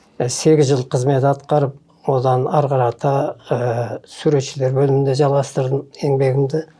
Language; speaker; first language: Kazakh; early bilingual, heritage; Kazakh